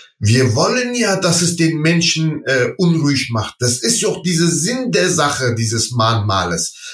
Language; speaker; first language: German; early bilingual, other home language; Turkish